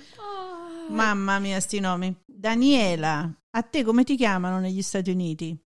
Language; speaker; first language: Italian; native; Italian